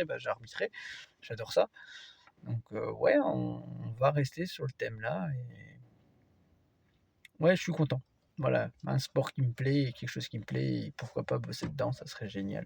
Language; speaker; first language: French; native; French